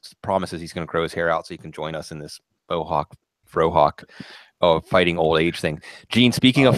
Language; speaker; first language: English; native; English